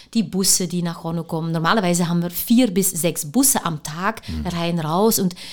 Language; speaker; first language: German; non-native, fluent; Dutch